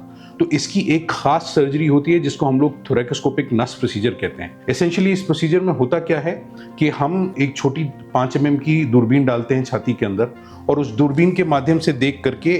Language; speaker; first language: Hindi; native; Hindi